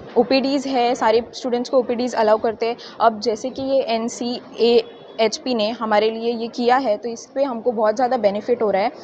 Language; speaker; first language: Hindi; non-native, local second language; Gujarati